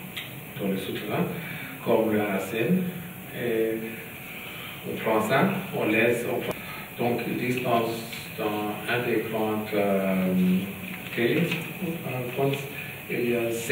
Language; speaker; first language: French; non-native, learner; German